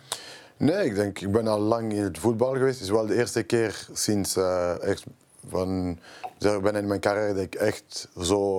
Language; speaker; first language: Dutch; non-native, local second language; French